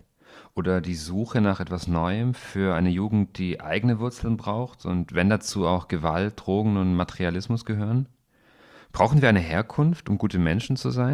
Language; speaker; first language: German; native; German